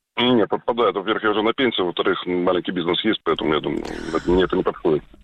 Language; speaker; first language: Russian; native; Russian